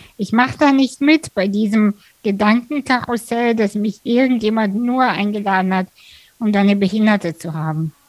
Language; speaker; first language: German; early bilingual, other home language; Russian